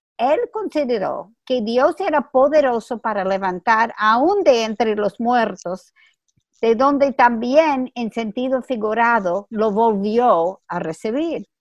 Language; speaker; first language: Spanish; native; Spanish